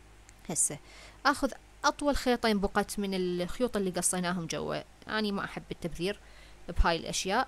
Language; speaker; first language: Arabic; native; Arabic